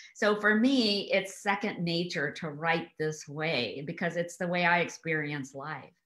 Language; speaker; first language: English; early bilingual, other home language; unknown